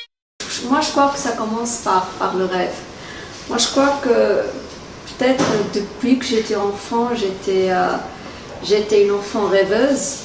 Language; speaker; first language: French; non-native, local second language; Arabic